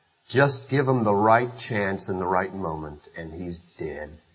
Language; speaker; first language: English; native; English